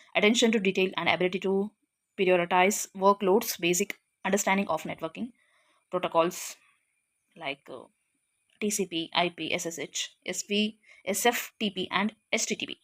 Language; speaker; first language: English; non-native, local second language; Kannada